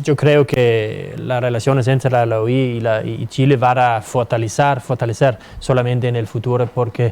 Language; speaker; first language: Spanish; non-native, fluent; Danish